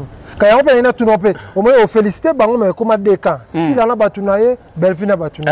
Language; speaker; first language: French; non-native, local second language; Lingala